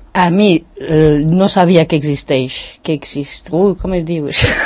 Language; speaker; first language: Catalan; non-native, learner; French